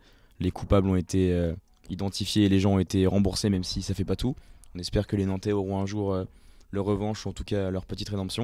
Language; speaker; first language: French; native; French